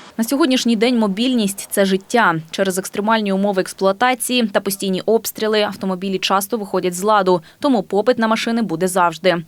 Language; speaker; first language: Ukrainian; native; Ukrainian